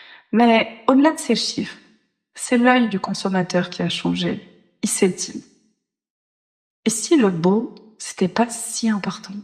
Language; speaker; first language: French; native; French